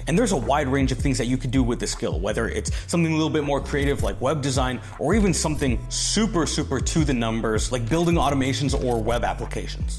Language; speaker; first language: English; native; English